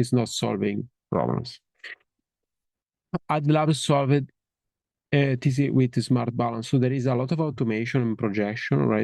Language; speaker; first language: English; non-native, fluent; Italian